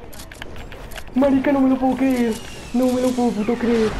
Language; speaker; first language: Spanish; native; Spanish